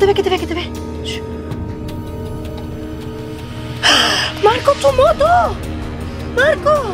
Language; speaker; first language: Spanish; native; Spanish